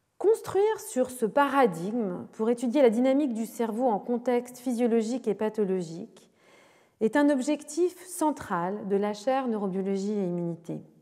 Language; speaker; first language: French; native; French